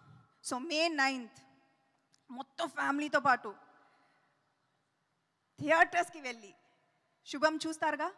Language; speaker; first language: Telugu; non-native, fluent; Tamil